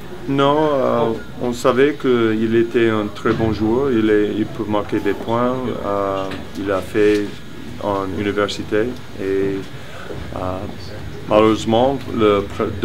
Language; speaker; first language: French; non-native, learner; English